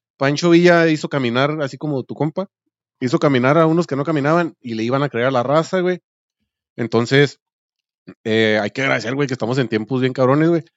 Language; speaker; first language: Spanish; native; Spanish